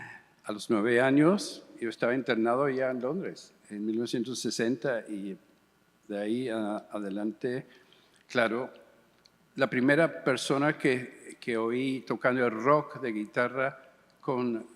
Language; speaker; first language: Spanish; early bilingual, heritage; English